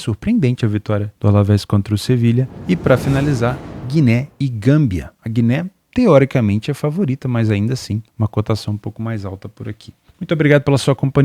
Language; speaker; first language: Portuguese; native; Portuguese